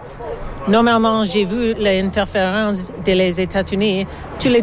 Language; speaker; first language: French; non-native, learner; English